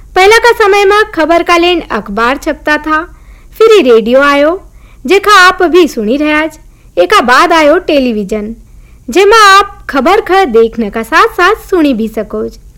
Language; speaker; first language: Hindi; native; Hindi